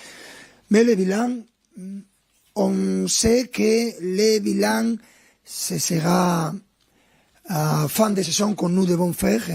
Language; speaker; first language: French; non-native, fluent; Spanish